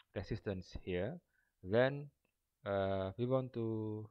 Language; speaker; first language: English; non-native, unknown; Indonesian